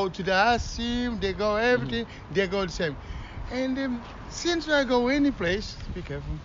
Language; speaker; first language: English; non-native, learner; Kabuverdianu